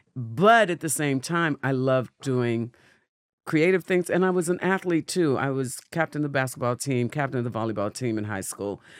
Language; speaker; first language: English; native; English